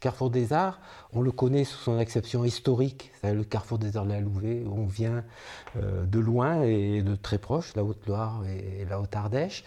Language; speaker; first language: French; native; French